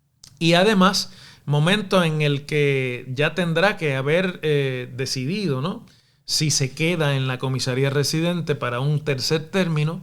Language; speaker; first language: Spanish; native; Spanish